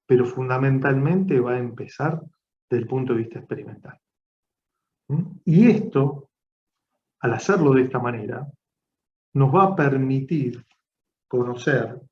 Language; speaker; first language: Spanish; native; Spanish